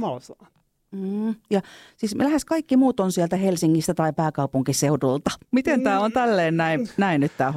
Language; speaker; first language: Finnish; native; Finnish